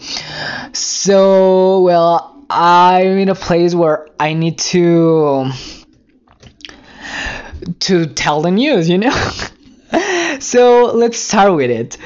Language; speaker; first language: English; non-native, fluent; Spanish